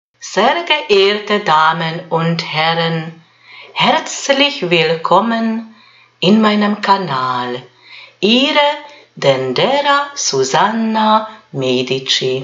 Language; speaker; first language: German; non-native, fluent; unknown